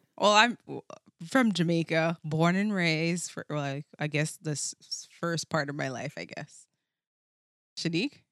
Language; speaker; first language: English; native; English